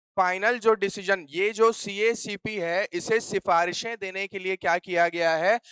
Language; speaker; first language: Hindi; native; Hindi